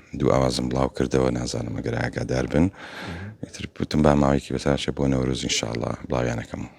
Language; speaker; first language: Central Kurdish; non-native, local second language; Gurani